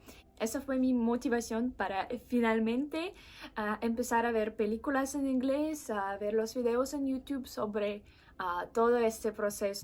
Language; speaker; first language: Spanish; non-native, fluent; Russian